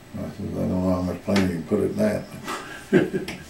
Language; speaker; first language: English; native; English